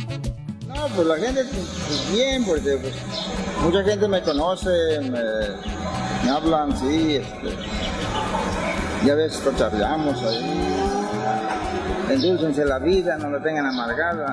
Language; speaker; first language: Spanish; native; Spanish